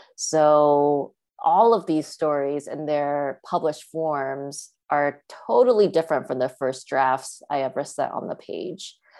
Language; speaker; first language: English; early bilingual, other home language; Chinese